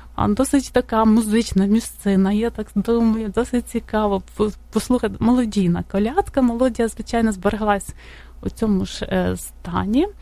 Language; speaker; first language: Ukrainian; native; Ukrainian